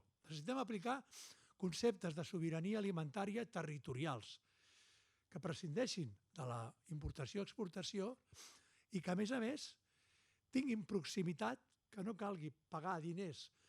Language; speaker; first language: Catalan; native; Catalan